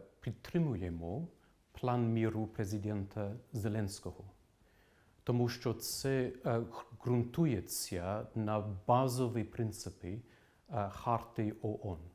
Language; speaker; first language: Ukrainian; non-native, fluent; English